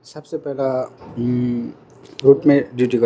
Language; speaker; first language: Hindi; non-native, learner; Bangla